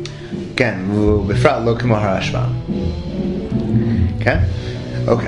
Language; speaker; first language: Hebrew; non-native, fluent; English